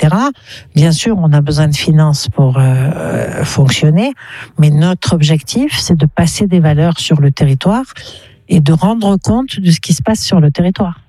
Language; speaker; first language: French; native; French